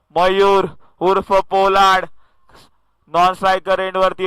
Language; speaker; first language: Hindi; non-native, local second language; Marathi